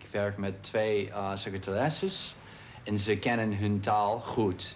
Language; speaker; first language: Dutch; non-native, fluent; English